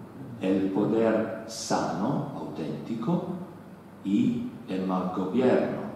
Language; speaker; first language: Spanish; non-native, learner; Italian